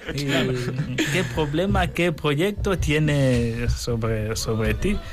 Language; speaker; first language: Spanish; non-native, fluent; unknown